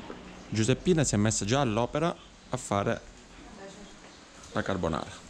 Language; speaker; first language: Italian; native; Italian